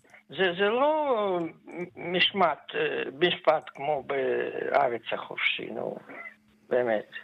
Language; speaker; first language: Hebrew; non-native, fluent; Russian